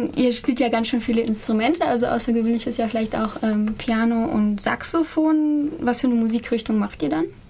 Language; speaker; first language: German; native; German